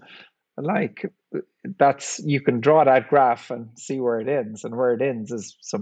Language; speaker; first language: English; native; English